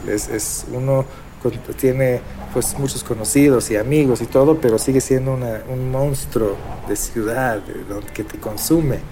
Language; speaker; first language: Spanish; early bilingual, other home language; Hebrew